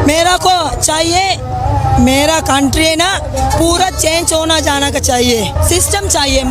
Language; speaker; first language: Hindi; non-native, learner; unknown